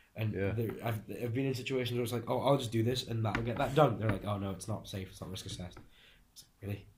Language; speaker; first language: English; early bilingual, other home language; Hungarian